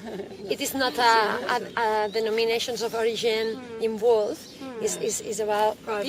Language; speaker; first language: English; non-native, fluent; Catalan